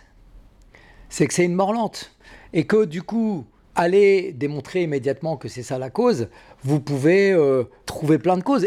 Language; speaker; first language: French; native; French